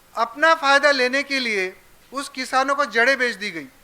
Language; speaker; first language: Hindi; non-native, local second language; Marathi